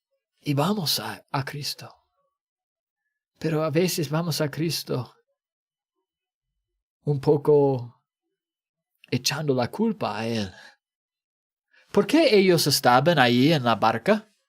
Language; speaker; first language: Spanish; non-native, fluent; English